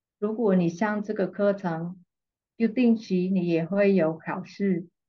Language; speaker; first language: Chinese; non-native, fluent; Vietnamese